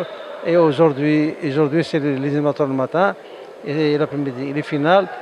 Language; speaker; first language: French; non-native, local second language; Arabic